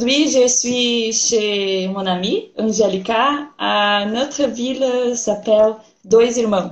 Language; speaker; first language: French; non-native, learner; Portuguese